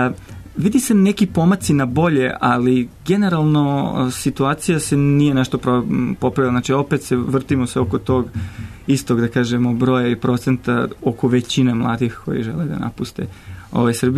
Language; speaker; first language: Serbian; native; Serbian